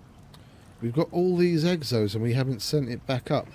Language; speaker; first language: English; native; English